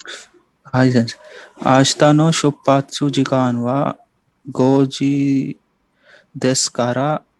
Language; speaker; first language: Japanese; non-native, learner; Hindi